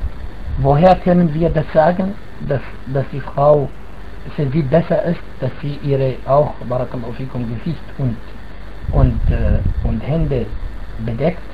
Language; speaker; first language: German; non-native, fluent; Arabic